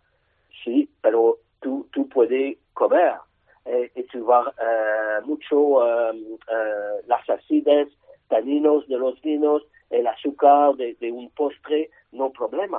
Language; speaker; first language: Spanish; non-native, learner; French